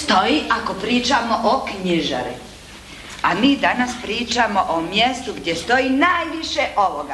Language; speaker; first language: Serbian; native; Serbian